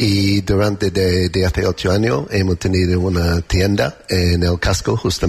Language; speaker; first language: Spanish; non-native, learner; English